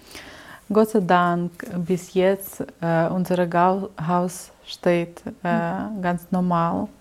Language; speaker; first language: German; non-native, learner; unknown